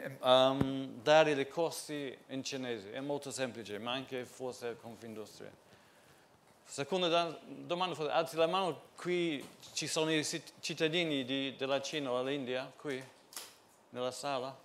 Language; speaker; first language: Italian; non-native, fluent; English